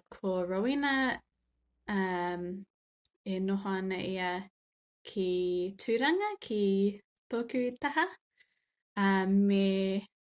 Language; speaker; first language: Māori; non-native, local second language; English